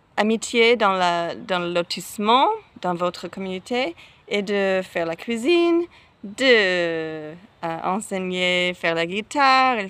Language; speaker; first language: French; non-native, fluent; English